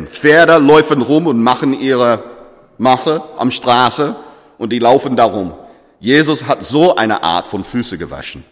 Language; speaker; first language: German; non-native, fluent; English